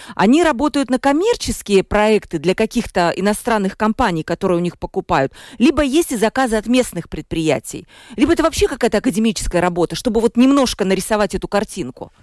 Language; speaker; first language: Russian; native; Russian